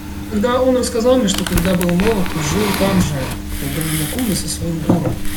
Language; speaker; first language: Russian; native; Russian